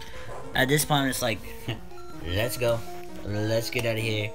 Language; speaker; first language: English; native; English